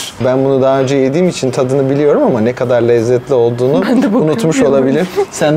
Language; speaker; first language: Turkish; native; Turkish